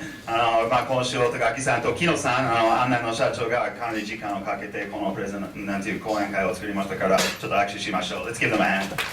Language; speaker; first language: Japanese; non-native, fluent; English